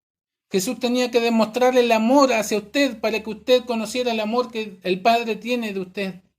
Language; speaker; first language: Spanish; native; Spanish